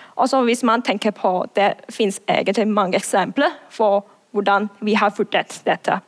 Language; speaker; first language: Norwegian; non-native, fluent; Cantonese